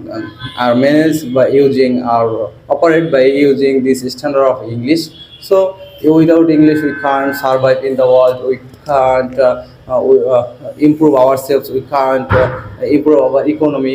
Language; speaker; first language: English; non-native, learner; Bangla